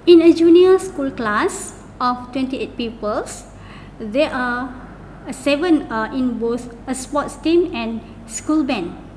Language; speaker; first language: English; non-native, local second language; Malay